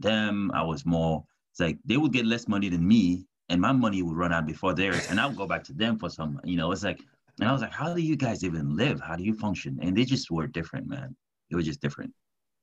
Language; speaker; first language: English; non-native, local second language; French